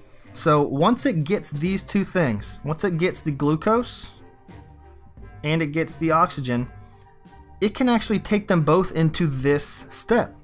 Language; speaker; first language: English; native; English